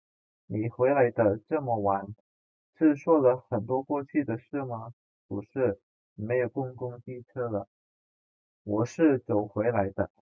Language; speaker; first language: Chinese; non-native, fluent; Indonesian